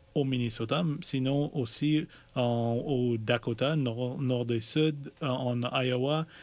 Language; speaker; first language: French; non-native, local second language; English